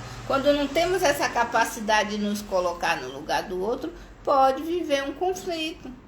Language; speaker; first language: Portuguese; native; Portuguese